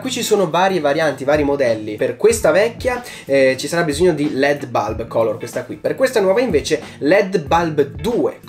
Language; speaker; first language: Italian; native; Italian